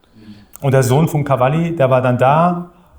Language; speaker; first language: German; native; German